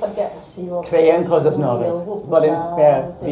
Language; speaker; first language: Catalan; non-native, learner; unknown